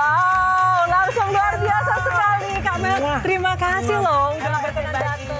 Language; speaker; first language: Indonesian; native; Indonesian